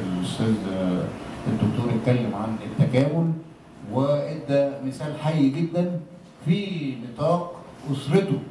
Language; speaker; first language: Egyptian Arabic; non-native, local second language; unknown